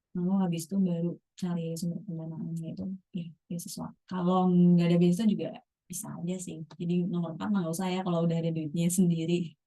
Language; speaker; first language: Indonesian; native; Indonesian